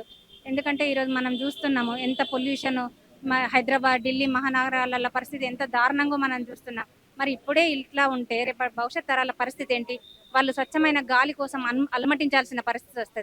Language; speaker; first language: Telugu; native; Telugu